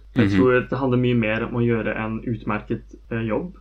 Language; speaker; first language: Norwegian; native; Norwegian